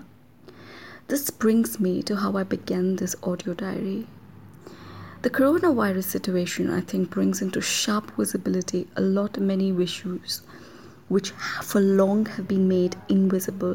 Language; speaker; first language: English; non-native, local second language; Kannada